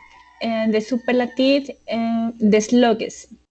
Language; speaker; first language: English; non-native, learner; Spanish